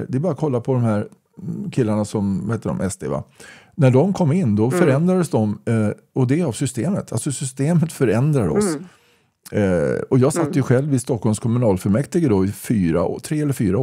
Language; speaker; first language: Swedish; native; Swedish